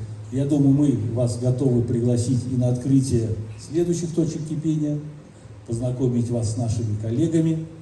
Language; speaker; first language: Russian; native; Russian